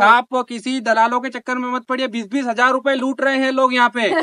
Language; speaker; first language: Hindi; native; Hindi